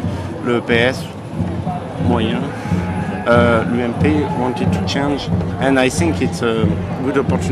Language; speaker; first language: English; non-native, learner; French